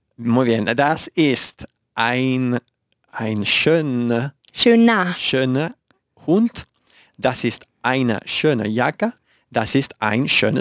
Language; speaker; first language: German; non-native, learner; Spanish